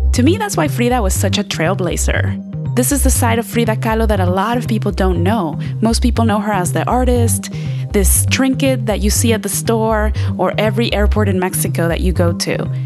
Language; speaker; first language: English; early bilingual, other home language; Spanish